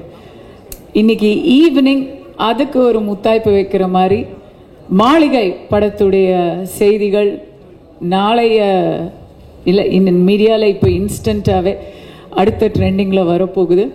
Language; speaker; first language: Tamil; native; Tamil